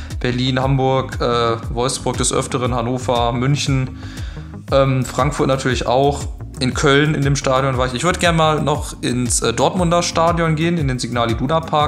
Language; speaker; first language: German; native; German